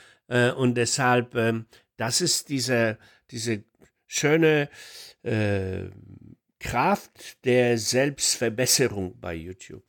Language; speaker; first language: German; non-native, fluent; Polish